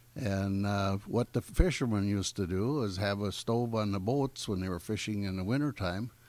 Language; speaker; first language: English; native; English